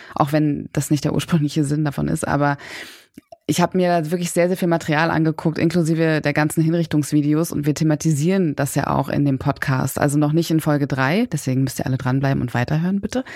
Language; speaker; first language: German; native; German